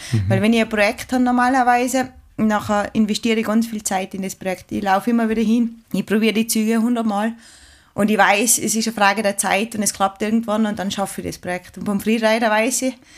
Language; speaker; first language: German; native; German